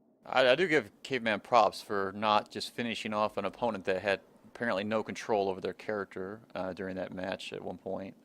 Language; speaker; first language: English; native; English